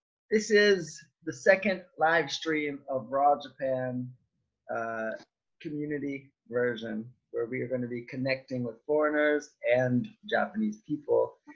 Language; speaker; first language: English; native; English